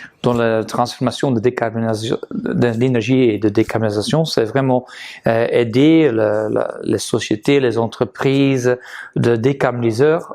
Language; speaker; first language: French; non-native, fluent; Dutch